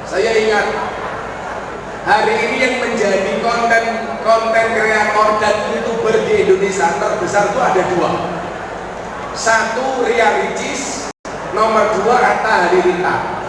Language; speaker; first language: Indonesian; non-native, local second language; Javanese